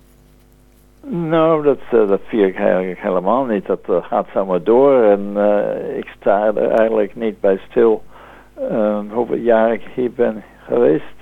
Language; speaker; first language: Dutch; native; Dutch